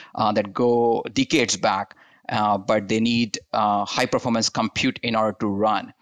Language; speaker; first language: English; non-native, local second language; Hindi